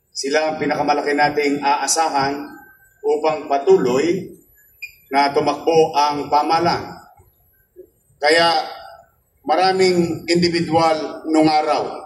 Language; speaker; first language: Filipino; native; Filipino